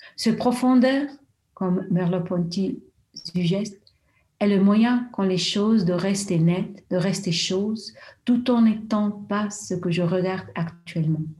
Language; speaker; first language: French; non-native, local second language; German